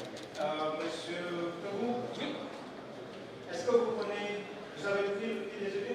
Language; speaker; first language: French; non-native, fluent; Indonesian